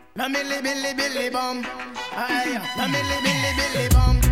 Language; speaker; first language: German; native; German